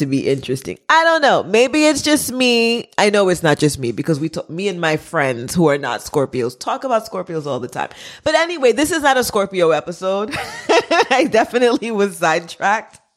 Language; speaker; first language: English; early bilingual, other home language; Haitian Creole